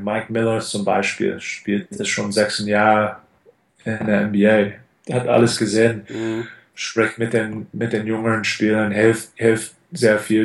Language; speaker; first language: German; non-native, fluent; English